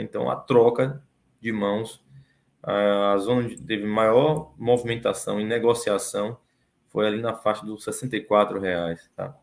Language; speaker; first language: Portuguese; native; Portuguese